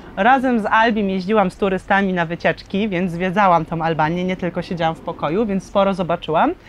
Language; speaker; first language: Polish; native; Polish